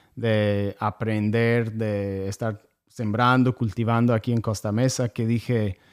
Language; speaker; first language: Spanish; non-native, fluent; English